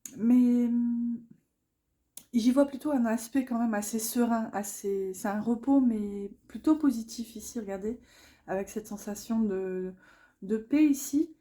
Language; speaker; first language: French; native; French